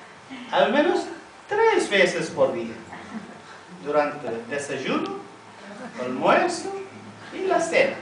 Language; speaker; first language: Spanish; non-native, fluent; Tamil